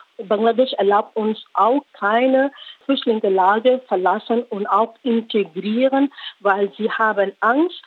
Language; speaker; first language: German; non-native, learner; Rohingya